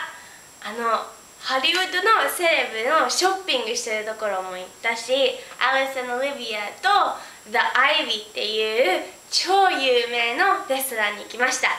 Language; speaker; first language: Japanese; early bilingual, heritage; Japanese